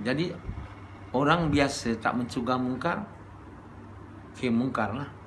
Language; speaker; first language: Malay; native; Malay